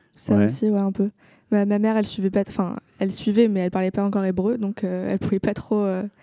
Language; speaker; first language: French; native; French